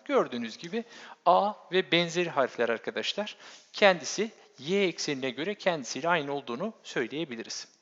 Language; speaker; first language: Turkish; native; Turkish